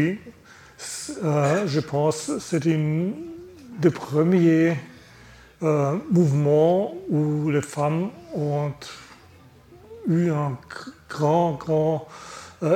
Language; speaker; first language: French; non-native, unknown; German